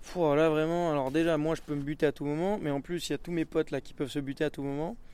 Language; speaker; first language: French; native; French